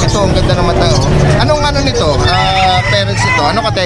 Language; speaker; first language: Filipino; native; Filipino